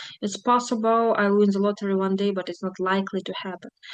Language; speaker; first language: English; non-native, fluent; Ukrainian